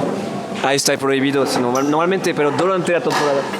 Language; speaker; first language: Spanish; non-native, learner; French